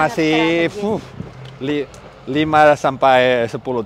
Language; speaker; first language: Indonesian; non-native, learner; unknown